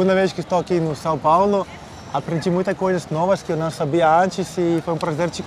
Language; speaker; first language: Portuguese; non-native, fluent; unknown